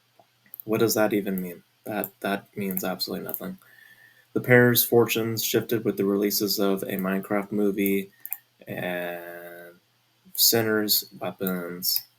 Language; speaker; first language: English; native; English